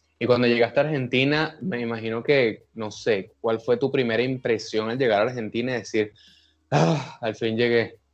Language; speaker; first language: Spanish; native; Spanish